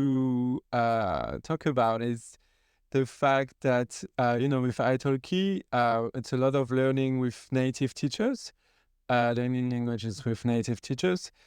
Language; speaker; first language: English; non-native, fluent; French